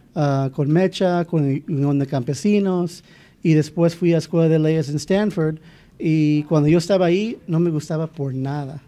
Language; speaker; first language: Spanish; non-native, fluent; English